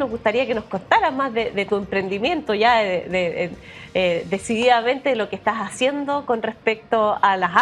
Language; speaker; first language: Spanish; native; Spanish